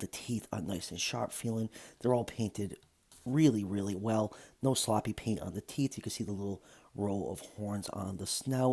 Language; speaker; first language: English; native; English